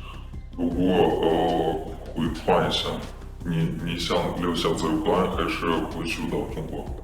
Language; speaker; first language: Chinese; non-native, learner; Ukrainian